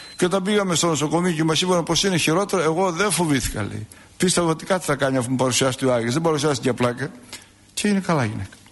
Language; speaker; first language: Greek; native; Greek